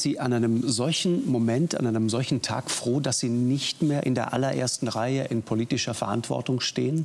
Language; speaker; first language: German; native; German